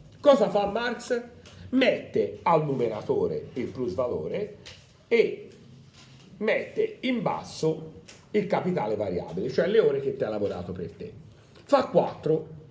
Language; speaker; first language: Italian; native; Italian